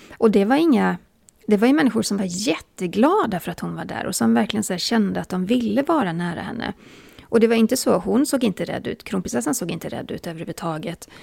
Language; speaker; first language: Swedish; native; Swedish